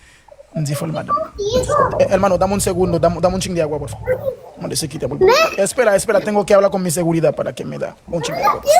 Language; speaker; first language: Spanish; non-native, fluent; Haitian Creole